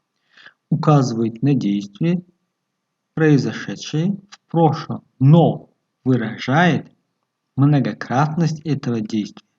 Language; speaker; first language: Russian; non-native, local second language; Tajik